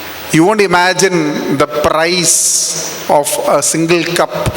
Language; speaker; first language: English; non-native, local second language; Malayalam